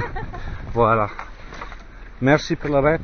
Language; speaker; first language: French; non-native, learner; English